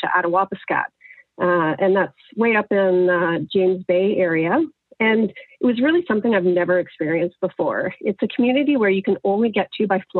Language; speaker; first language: English; native; English